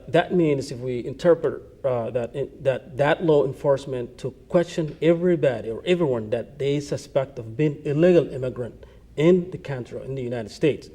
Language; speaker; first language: English; non-native, fluent; Somali